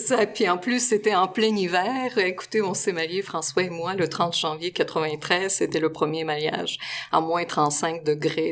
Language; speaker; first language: French; non-native, fluent; Russian